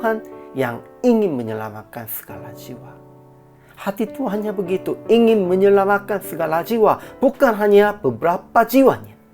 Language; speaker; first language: Indonesian; non-native, fluent; Korean